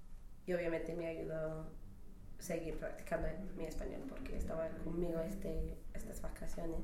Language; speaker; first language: Spanish; non-native, fluent; English